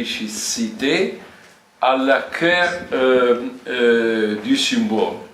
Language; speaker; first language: French; non-native, fluent; Italian